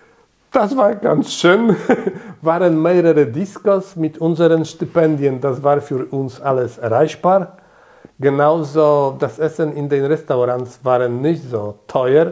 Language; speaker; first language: German; non-native, fluent; Polish